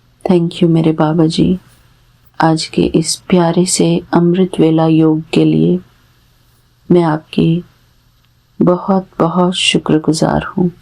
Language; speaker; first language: Hindi; native; Hindi